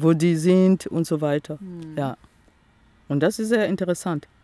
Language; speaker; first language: German; non-native, fluent; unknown